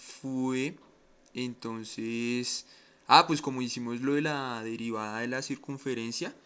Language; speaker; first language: Spanish; native; Spanish